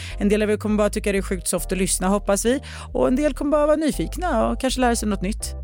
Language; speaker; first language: Swedish; early bilingual, other home language; Russian